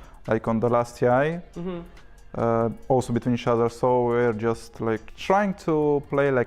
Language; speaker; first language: English; non-native, learner; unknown